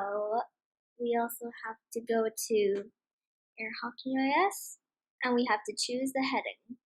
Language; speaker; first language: English; non-native, fluent; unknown